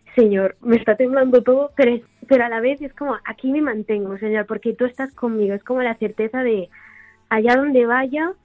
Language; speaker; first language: Spanish; native; Spanish